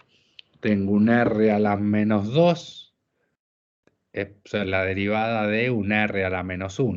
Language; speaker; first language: Spanish; native; Spanish